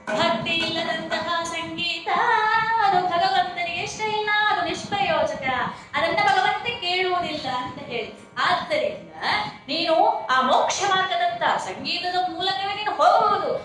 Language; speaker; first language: Kannada; native; Kannada